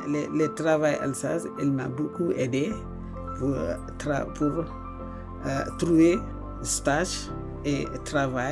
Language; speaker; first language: French; non-native, learner; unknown